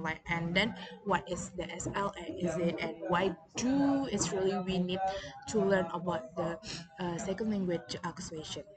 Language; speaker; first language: English; non-native, learner; Indonesian